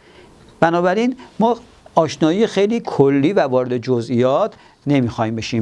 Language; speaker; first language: Persian; native; Persian